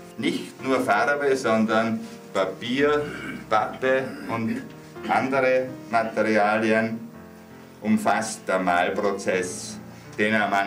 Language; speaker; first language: German; native; German